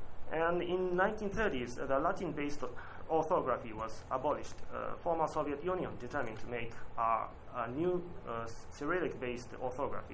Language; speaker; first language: English; non-native, learner; Japanese